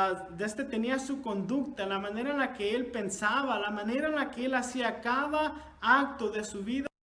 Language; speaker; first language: Spanish; native; Spanish